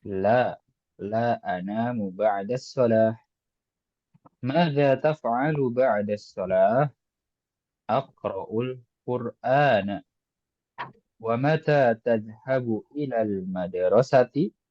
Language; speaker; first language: Arabic; non-native, fluent; Indonesian